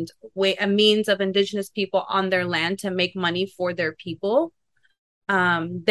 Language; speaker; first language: English; native; English